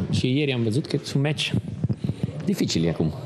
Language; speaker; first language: Romanian; non-native, learner; Italian